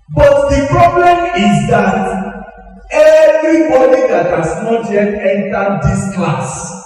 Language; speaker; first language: English; non-native, local second language; Yoruba